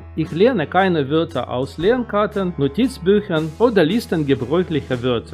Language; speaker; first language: German; non-native, fluent; Russian